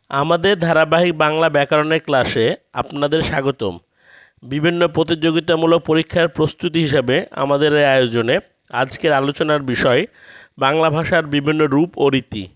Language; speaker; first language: Bangla; native; Bangla